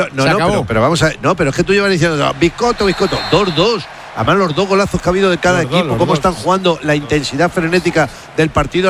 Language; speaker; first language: Spanish; native; Spanish